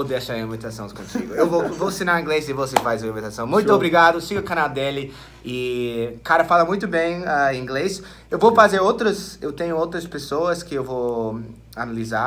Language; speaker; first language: Portuguese; non-native, fluent; English